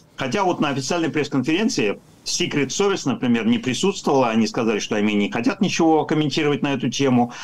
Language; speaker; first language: Russian; native; Russian